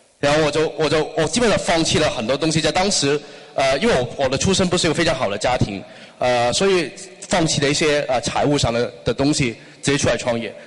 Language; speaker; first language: Chinese; non-native, local second language; Cantonese